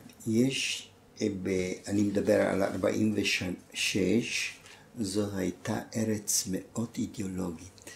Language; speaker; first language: Hebrew; non-native, fluent; German